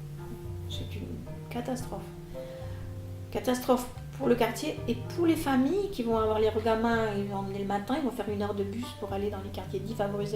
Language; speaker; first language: French; native; French